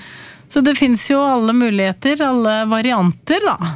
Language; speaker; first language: Norwegian; native; Norwegian